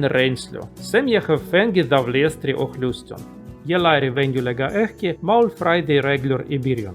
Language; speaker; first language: Icelandic; non-native, learner; Russian